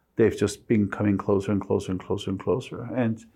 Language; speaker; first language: English; non-native, fluent; Spanish